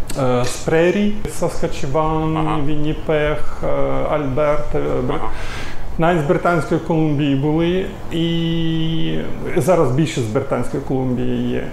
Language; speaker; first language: Ukrainian; native; Ukrainian